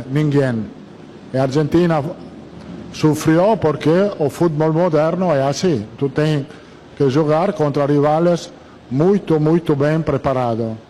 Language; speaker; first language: Portuguese; non-native, learner; Italian